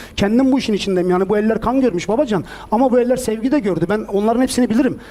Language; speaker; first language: Turkish; early bilingual, heritage; Turkish